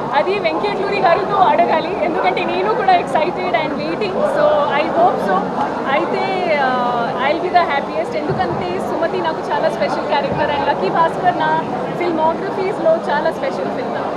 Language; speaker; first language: Telugu; non-native, learner; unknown